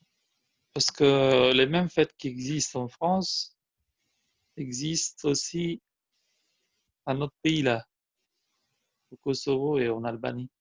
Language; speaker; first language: French; non-native, fluent; Albanian